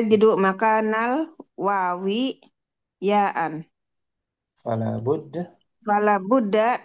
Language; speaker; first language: Arabic; non-native, learner; Indonesian